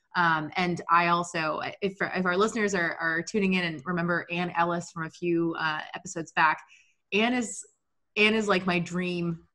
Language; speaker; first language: English; native; English